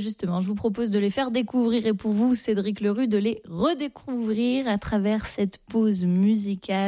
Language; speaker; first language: French; native; French